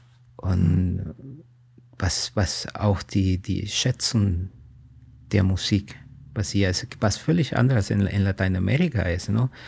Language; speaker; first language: German; non-native, fluent; Spanish